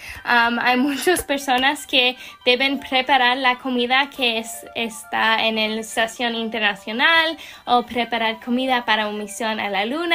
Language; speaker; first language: Spanish; non-native, learner; English